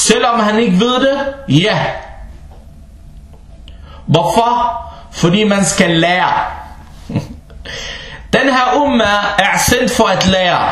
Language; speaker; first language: Danish; early bilingual, other home language; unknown